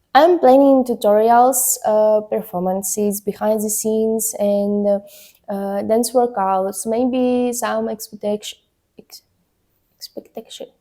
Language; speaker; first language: English; non-native, learner; Ukrainian